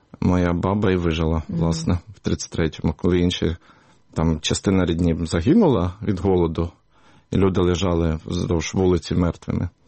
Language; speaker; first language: Ukrainian; native; Ukrainian